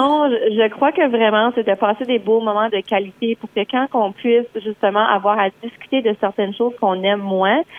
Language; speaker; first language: French; native; French